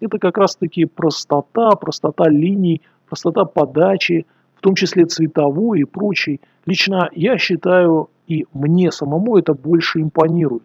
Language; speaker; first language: Russian; native; Russian